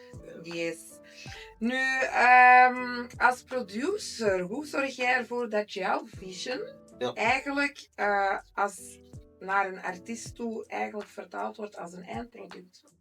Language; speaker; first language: Dutch; native; Dutch